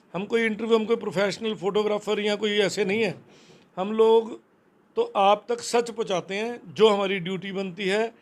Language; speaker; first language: Hindi; non-native, local second language; Punjabi